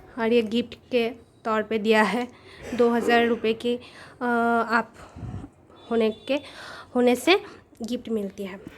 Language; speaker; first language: Hindi; non-native, local second language; Bangla